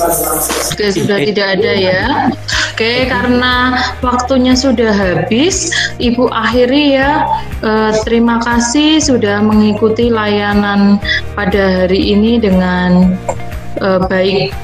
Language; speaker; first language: Indonesian; native; Indonesian